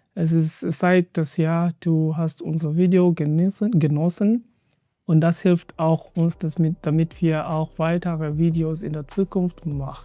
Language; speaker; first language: German; non-native, learner; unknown